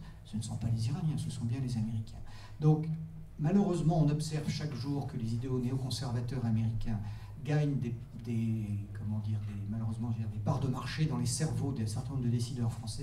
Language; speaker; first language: French; native; French